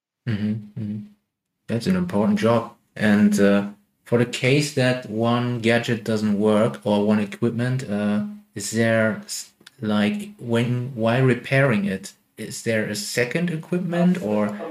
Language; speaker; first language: English; non-native, fluent; German